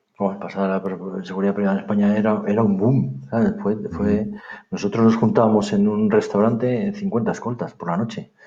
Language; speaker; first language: Spanish; native; Spanish